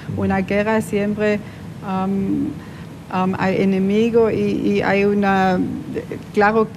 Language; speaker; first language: Spanish; non-native, fluent; German